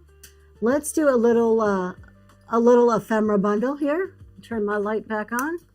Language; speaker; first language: English; native; English